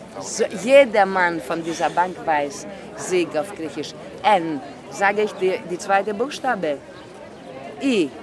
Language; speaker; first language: German; non-native, fluent; Greek